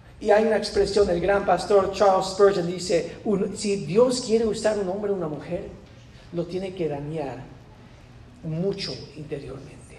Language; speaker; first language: Spanish; non-native, fluent; English